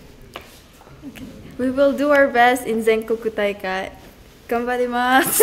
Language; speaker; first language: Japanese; non-native, fluent; Cebuano